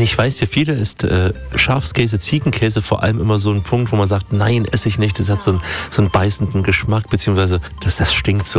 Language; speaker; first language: German; native; German